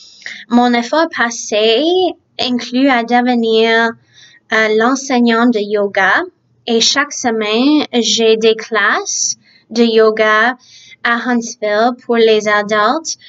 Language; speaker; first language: French; early bilingual, other home language; Czech